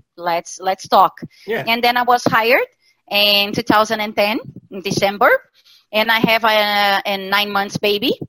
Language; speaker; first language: English; non-native, fluent; Portuguese